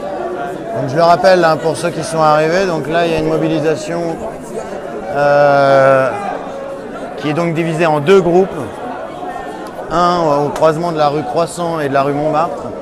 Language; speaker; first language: French; native; French